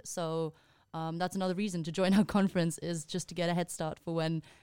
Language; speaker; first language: English; non-native, fluent; Spanish